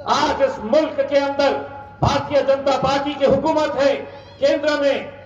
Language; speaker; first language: Hindi; non-native, local second language; Urdu